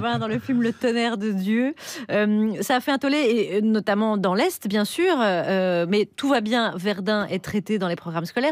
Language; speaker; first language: French; native; French